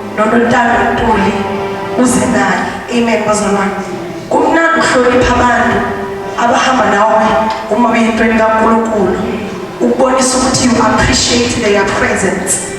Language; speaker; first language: Zulu; native; Zulu